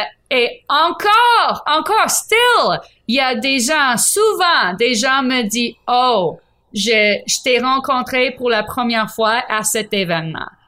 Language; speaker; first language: French; non-native, fluent; English